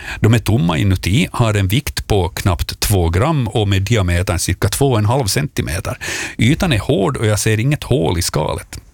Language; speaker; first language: Swedish; native; Swedish